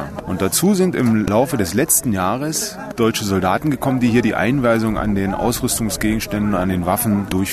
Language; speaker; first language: German; native; German